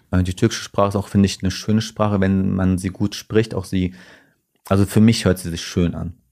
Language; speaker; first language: German; early bilingual, other home language; Turkish